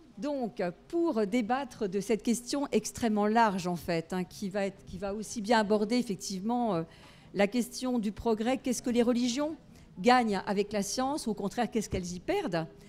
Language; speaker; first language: French; native; French